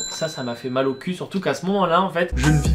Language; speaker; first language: French; native; French